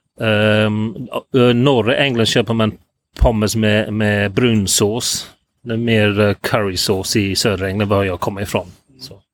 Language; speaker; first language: Swedish; non-native, fluent; English